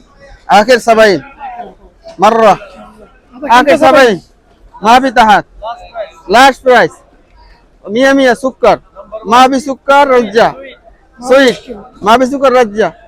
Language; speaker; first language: Arabic; non-native, learner; Bangla